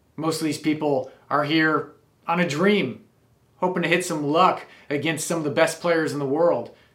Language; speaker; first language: English; native; English